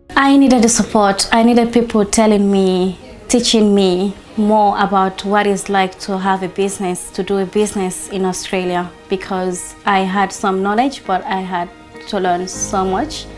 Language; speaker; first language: English; non-native, fluent; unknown